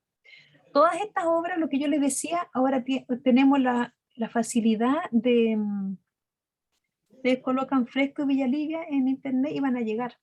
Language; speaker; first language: Spanish; native; Spanish